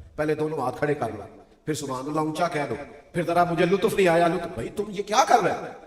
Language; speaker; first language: Urdu; non-native, local second language; Punjabi